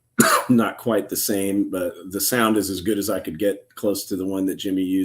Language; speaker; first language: English; native; English